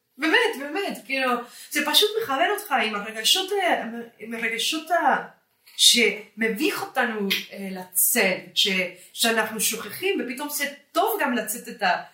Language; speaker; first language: Hebrew; non-native, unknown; Spanish